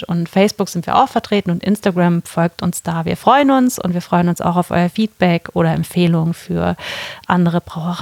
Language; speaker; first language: German; native; German